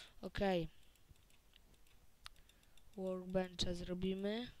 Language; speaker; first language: Polish; native; Polish